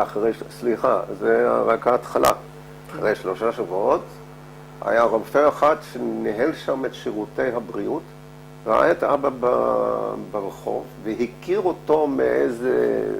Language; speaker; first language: Hebrew; non-native, fluent; Dutch